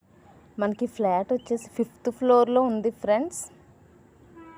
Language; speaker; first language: Telugu; native; Telugu